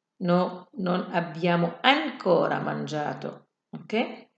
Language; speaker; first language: Italian; non-native, fluent; Arabic